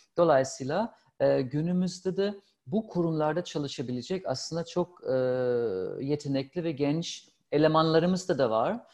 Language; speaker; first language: Turkish; non-native, fluent; German